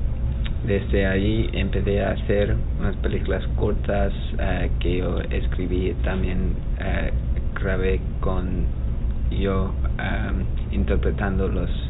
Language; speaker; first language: Spanish; non-native, learner; English